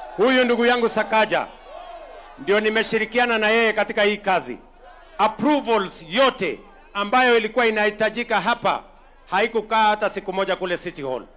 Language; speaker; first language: Swahili; non-native, local second language; Kalenjin